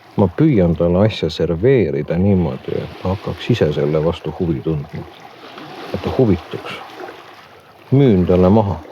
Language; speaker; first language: Estonian; native; Estonian